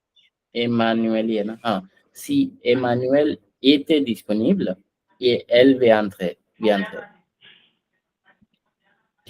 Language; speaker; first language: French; non-native, fluent; Hindi